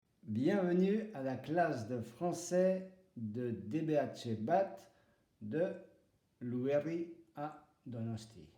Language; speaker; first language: French; non-native, fluent; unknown